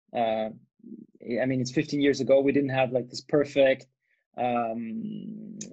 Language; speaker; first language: English; non-native, fluent; German